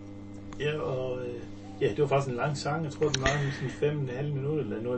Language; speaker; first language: Danish; native; Danish